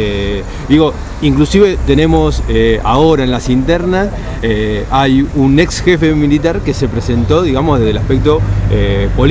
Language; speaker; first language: Spanish; native; Spanish